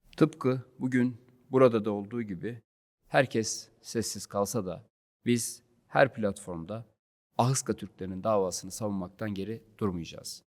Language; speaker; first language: Turkish; native; Turkish